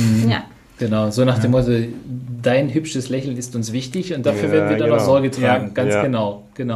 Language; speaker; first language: German; native; German